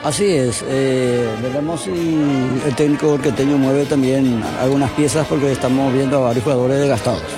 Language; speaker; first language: Spanish; native; Spanish